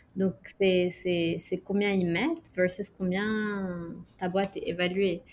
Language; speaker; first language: French; non-native, local second language; Arabic